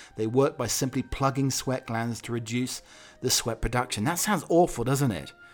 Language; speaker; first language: English; native; English